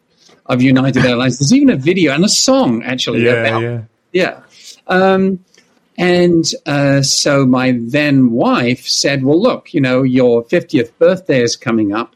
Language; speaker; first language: English; native; English